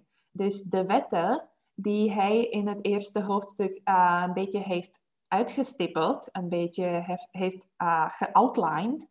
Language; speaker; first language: Dutch; non-native, fluent; Czech